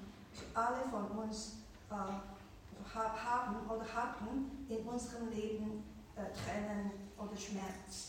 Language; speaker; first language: German; non-native, fluent; Chinese